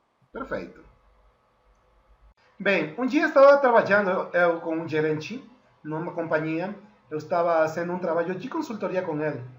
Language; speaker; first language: Portuguese; non-native, fluent; Spanish